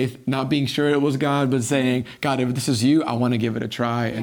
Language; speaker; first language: English; native; English